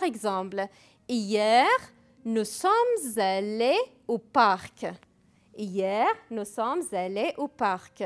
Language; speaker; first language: French; non-native, fluent; Arabic